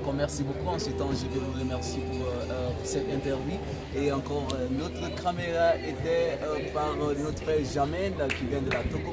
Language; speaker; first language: French; non-native, learner; Krio